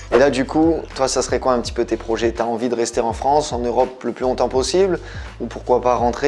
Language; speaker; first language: French; native; French